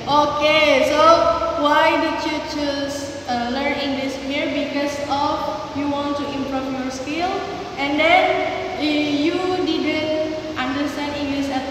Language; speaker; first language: English; non-native, learner; Indonesian